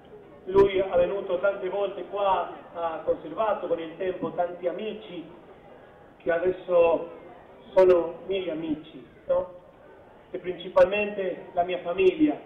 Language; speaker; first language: Italian; non-native, fluent; Spanish